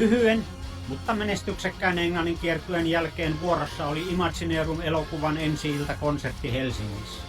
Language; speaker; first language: Finnish; native; Finnish